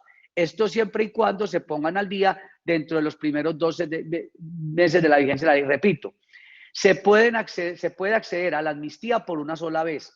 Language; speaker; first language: Spanish; native; Spanish